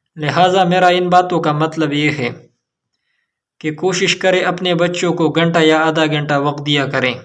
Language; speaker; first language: Urdu; non-native, local second language; Pashto